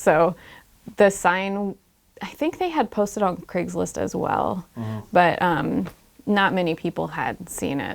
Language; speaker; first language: English; native; English